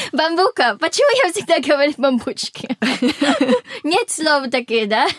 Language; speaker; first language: Russian; non-native, learner; Filipino